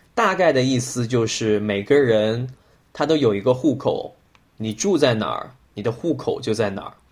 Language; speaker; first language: Chinese; native; Chinese